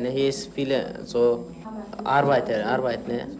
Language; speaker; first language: German; non-native, learner; Turkish